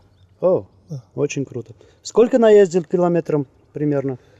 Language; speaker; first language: Russian; native; Russian